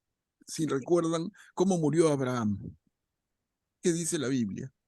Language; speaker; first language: Spanish; native; Spanish